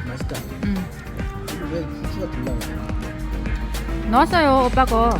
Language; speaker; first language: Korean; non-native, learner; Vietnamese